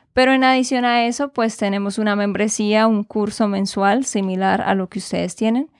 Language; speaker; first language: Spanish; native; Spanish